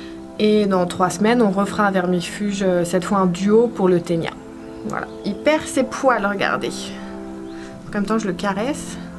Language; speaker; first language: French; native; French